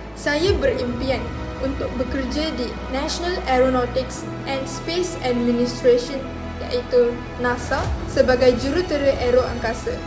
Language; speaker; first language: Malay; non-native, local second language; English